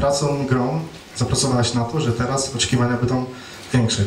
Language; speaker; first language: Polish; native; Polish